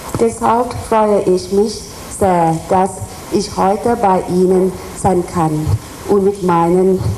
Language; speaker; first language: German; non-native, fluent; Thai